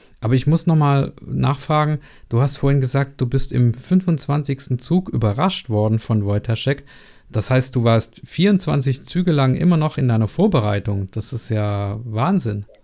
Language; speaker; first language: German; native; German